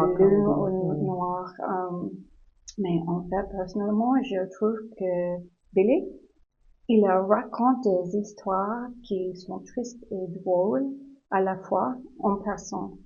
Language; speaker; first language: French; non-native, learner; English